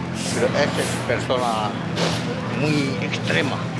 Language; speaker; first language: Spanish; non-native, learner; French